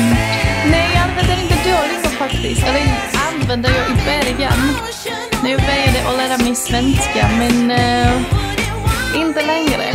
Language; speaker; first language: Swedish; non-native, learner; Czech